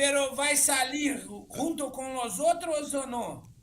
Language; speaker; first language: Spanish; non-native, learner; Portuguese